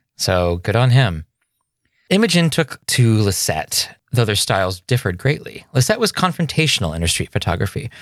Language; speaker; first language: English; native; English